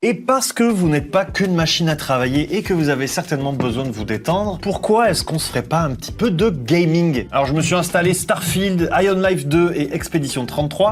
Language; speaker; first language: French; native; French